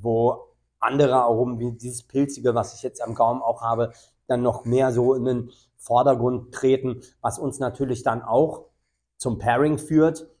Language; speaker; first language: German; native; German